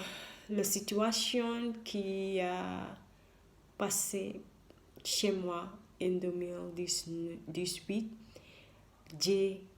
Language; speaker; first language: French; non-native, learner; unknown